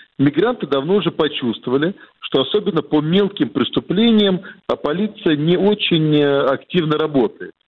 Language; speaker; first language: Russian; native; Russian